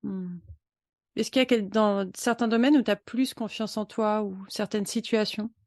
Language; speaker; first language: French; native; French